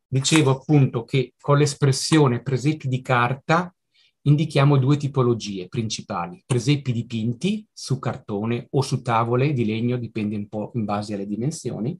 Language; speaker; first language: Italian; native; Italian